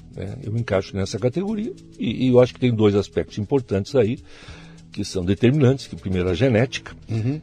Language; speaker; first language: Portuguese; native; Portuguese